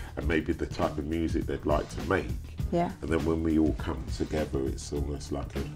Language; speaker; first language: English; native; English